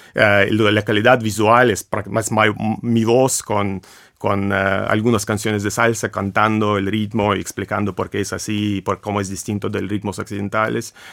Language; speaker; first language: Spanish; non-native, fluent; Russian